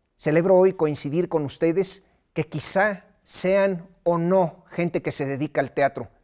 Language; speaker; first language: Spanish; native; Spanish